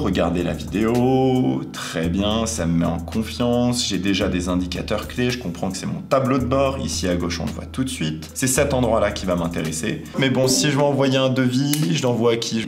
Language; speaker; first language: French; native; French